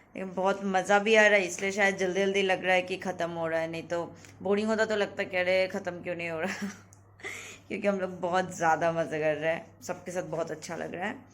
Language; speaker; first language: Hindi; non-native, local second language; Bangla